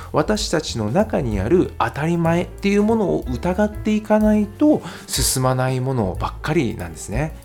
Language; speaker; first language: Japanese; native; Japanese